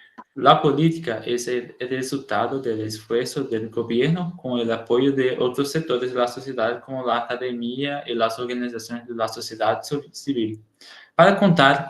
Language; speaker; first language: Spanish; non-native, learner; Portuguese